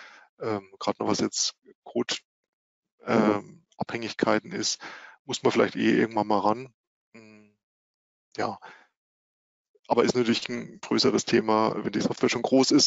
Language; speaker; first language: German; native; German